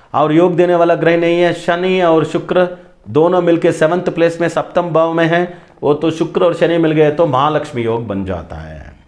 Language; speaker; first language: Hindi; non-native, local second language; Kannada